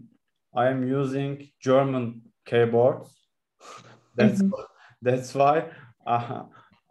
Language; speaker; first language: English; non-native, learner; Turkish